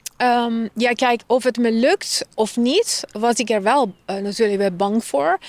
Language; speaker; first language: Dutch; non-native, fluent; Persian